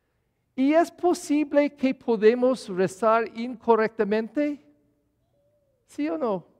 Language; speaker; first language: Spanish; non-native, learner; English